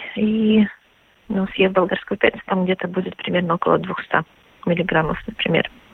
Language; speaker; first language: Russian; native; Russian